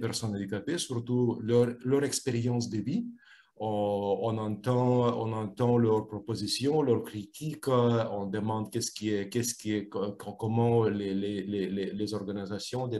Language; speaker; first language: French; non-native, fluent; Lithuanian